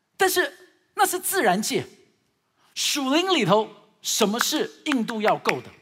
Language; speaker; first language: Chinese; early bilingual, heritage; Chinese